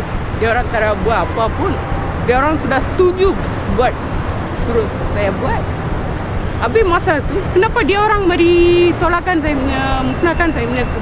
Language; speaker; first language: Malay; non-native, local second language; Tamil